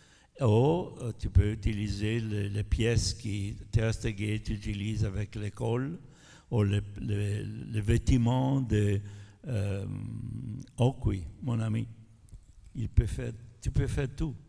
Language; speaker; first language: French; non-native, fluent; Italian